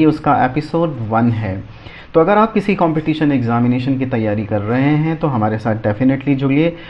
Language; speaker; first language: Hindi; native; Hindi